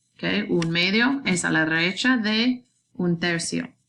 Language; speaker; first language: Spanish; non-native, learner; English